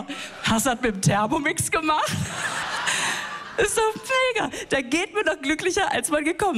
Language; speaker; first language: German; native; German